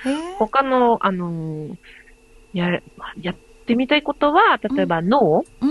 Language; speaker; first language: Japanese; non-native, fluent; French